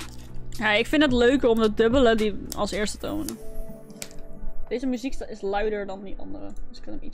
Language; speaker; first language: Dutch; native; Dutch